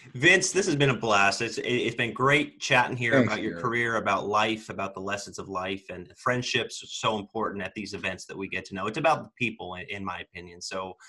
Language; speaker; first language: English; native; English